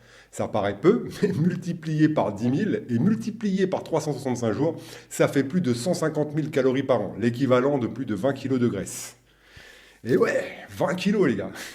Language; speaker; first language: French; native; French